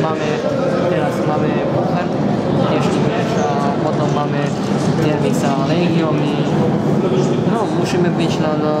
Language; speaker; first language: Polish; non-native, learner; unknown